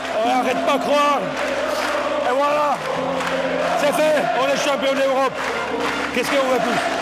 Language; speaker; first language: French; non-native, fluent; Italian